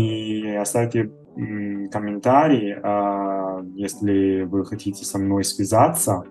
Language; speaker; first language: Russian; non-native, fluent; Italian